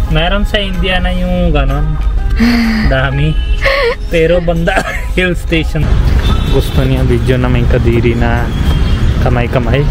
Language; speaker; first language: Filipino; non-native, learner; Hindi